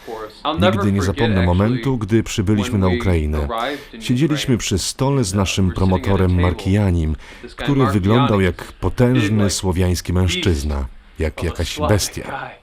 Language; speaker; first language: Polish; non-native, fluent; English